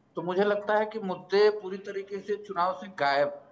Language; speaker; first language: Hindi; native; Hindi